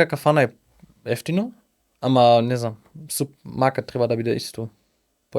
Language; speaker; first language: Macedonian; non-native, learner; German